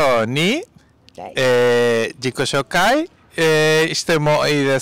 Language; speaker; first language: Japanese; non-native, learner; Spanish